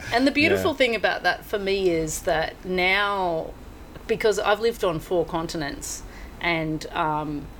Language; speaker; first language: English; native; English